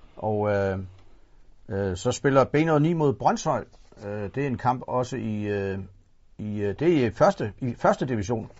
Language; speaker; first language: Danish; native; Danish